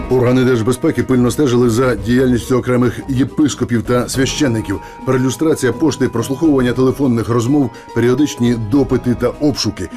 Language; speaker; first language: Ukrainian; native; Ukrainian